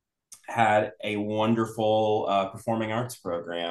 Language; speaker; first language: English; native; English